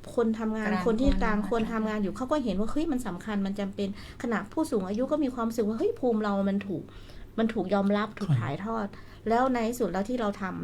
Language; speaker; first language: Thai; native; Thai